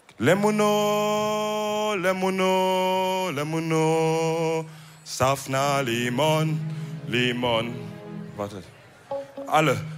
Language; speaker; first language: German; early bilingual, other home language; Wolof